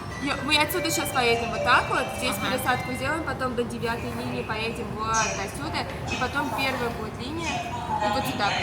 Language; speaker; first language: Russian; native; Russian